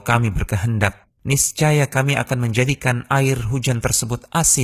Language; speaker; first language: Indonesian; native; Indonesian